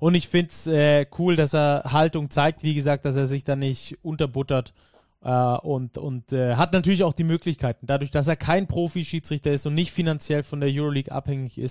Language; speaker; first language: German; native; German